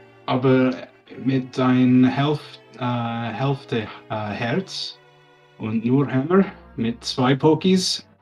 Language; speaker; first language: German; non-native, learner; English